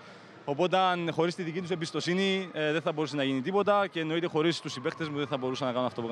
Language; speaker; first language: Greek; native; Greek